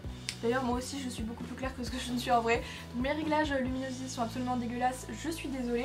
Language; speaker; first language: French; native; French